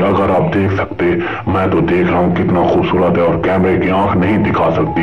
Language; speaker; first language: Urdu; native; Urdu